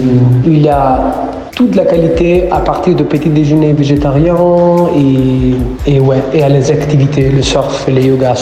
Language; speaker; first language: French; non-native, fluent; Italian